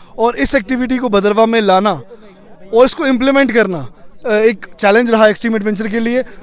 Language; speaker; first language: Hindi; non-native, local second language; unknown